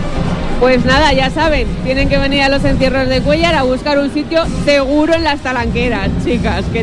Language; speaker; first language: Spanish; native; Spanish